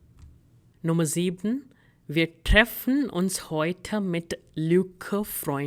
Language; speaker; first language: German; non-native, fluent; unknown